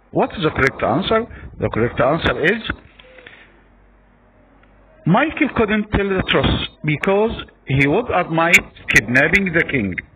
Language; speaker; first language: English; non-native, fluent; Arabic